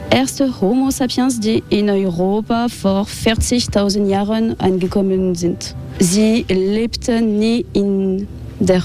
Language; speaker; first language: German; non-native, fluent; French